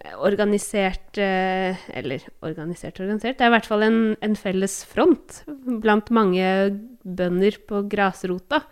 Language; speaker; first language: Norwegian; native; Norwegian